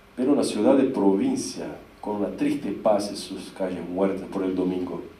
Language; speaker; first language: Spanish; non-native, fluent; Portuguese